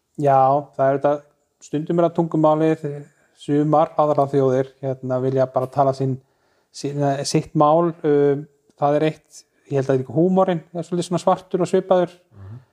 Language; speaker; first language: Icelandic; native; Icelandic